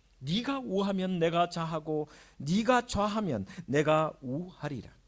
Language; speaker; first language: Korean; native; Korean